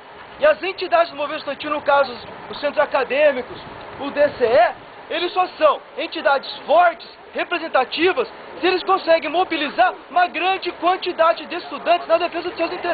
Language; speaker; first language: Portuguese; native; Portuguese